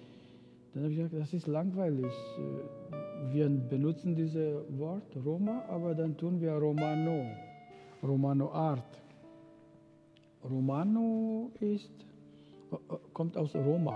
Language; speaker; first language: German; non-native, fluent; Romany